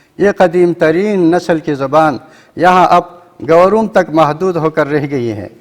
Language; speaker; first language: Urdu; non-native, local second language; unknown